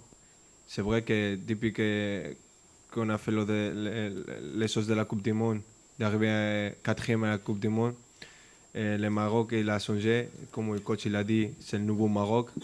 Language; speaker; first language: French; non-native, fluent; Spanish